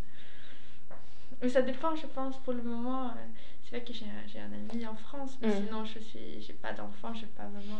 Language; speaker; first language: French; non-native, fluent; Swedish